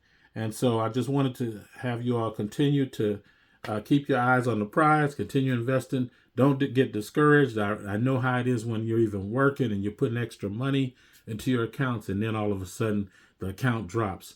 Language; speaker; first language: English; native; English